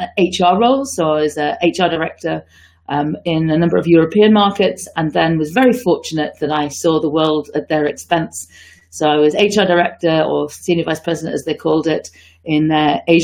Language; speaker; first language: English; native; English